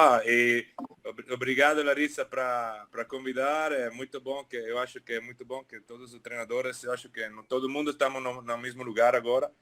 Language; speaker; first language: Portuguese; non-native, fluent; Italian